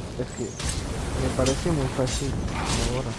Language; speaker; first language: Spanish; non-native, learner; French